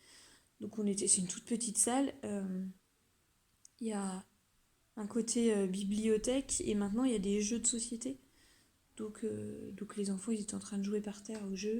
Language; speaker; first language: French; native; French